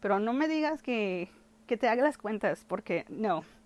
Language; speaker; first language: Spanish; early bilingual, heritage; Spanish